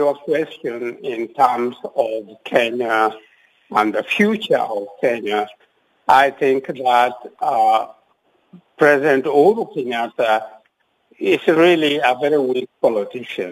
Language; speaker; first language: English; non-native, local second language; Luo (Kenya and Tanzania)